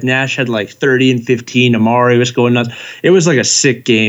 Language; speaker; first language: English; native; English